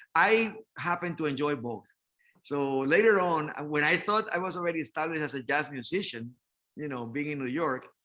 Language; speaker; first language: English; non-native, fluent; Spanish